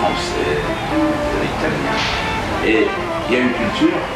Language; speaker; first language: French; non-native, fluent; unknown